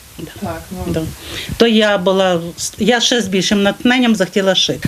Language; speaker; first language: Ukrainian; native; Ukrainian